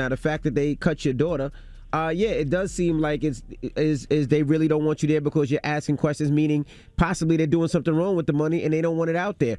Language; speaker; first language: English; native; English